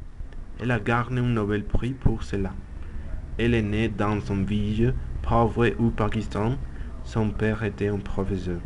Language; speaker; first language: French; non-native, learner; Spanish